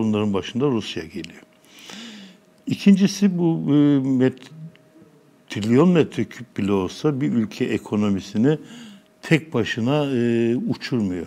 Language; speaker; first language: Turkish; native; Turkish